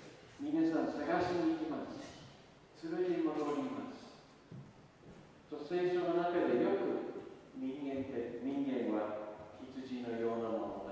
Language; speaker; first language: Japanese; non-native, learner; English